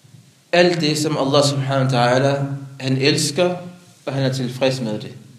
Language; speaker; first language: Danish; non-native, local second language; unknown